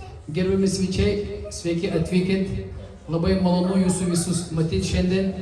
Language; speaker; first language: Lithuanian; non-native, learner; Kyrgyz